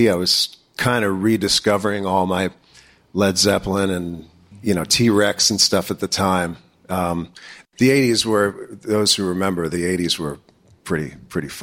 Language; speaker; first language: English; native; English